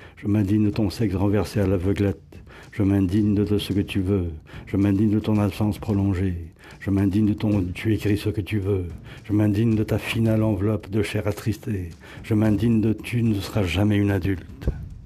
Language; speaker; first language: French; native; French